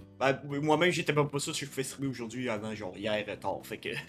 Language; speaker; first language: French; native; French